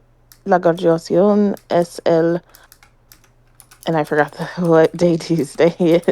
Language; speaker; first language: Spanish; non-native, learner; English